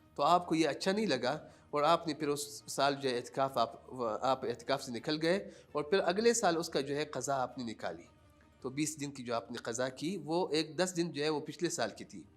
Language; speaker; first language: Urdu; non-native, local second language; Pashto